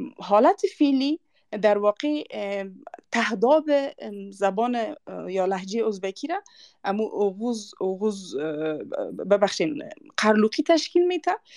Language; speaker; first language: Persian; non-native, local second language; Uzbek